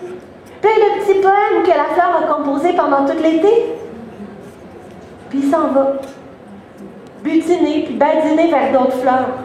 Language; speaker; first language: French; native; French